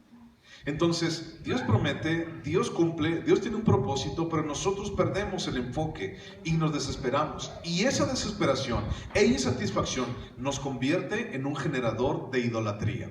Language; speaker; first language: Spanish; native; Spanish